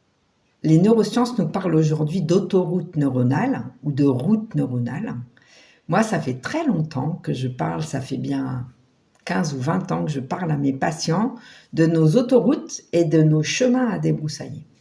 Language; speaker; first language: French; native; French